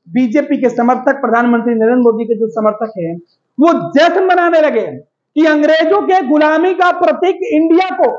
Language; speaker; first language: Hindi; native; Hindi